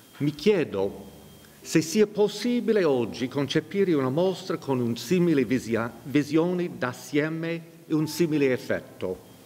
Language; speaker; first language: Italian; non-native, fluent; English